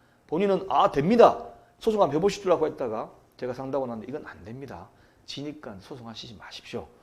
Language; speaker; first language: Korean; native; Korean